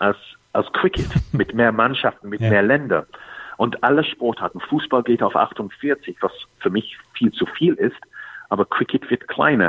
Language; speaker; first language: German; non-native, fluent; English